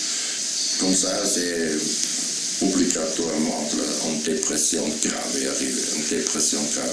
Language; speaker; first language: French; non-native, learner; German